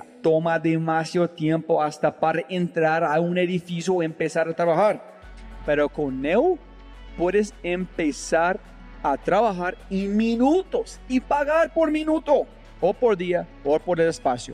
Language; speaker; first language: Spanish; non-native, fluent; English